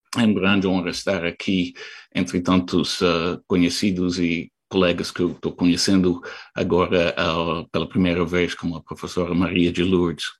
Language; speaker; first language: Portuguese; non-native, fluent; English